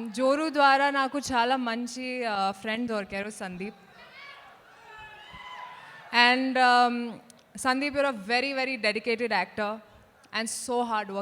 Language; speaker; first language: Telugu; native; Telugu